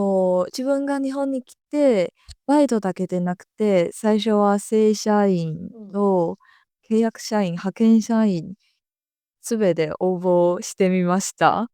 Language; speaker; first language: Japanese; non-native, fluent; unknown